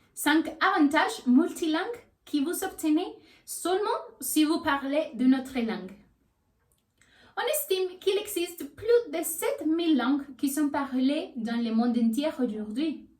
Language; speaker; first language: French; non-native, learner; Spanish